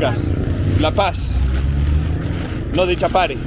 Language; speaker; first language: Spanish; non-native, learner; Danish